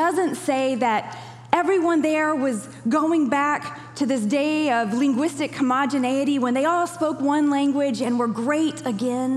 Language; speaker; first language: English; native; English